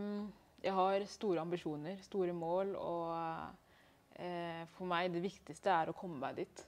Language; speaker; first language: Norwegian; early bilingual, other home language; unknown